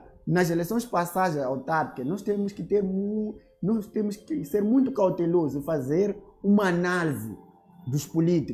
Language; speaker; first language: Portuguese; native; Portuguese